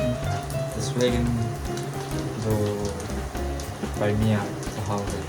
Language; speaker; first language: German; non-native, learner; Japanese